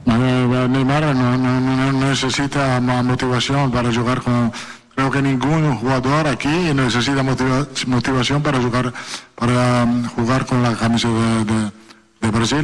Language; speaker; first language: Spanish; non-native, fluent; Italian